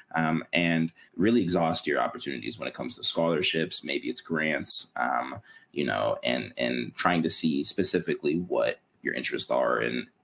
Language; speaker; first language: English; native; English